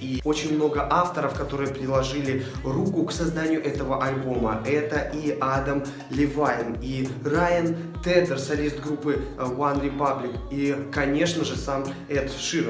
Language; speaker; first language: Russian; native; Russian